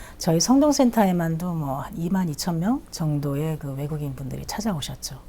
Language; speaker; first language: Korean; native; Korean